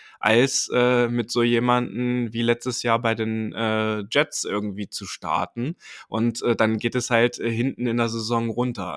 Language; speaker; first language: German; native; German